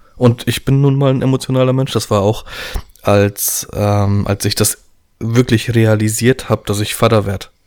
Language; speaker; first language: German; early bilingual, other home language; Polish